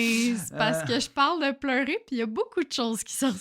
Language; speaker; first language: French; native; French